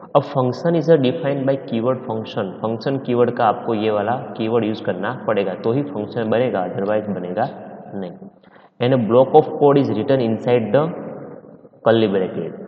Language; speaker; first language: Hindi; non-native, local second language; Gujarati